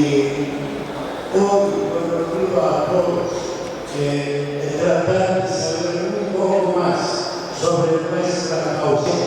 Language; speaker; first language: Spanish; non-native, fluent; Arabic